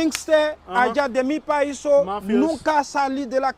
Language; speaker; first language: Spanish; non-native, learner; Haitian Creole